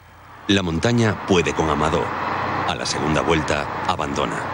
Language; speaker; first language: Spanish; native; Spanish